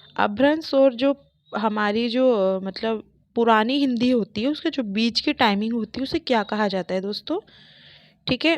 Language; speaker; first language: Hindi; native; Hindi